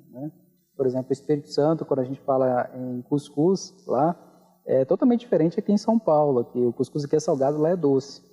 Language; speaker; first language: Portuguese; native; Portuguese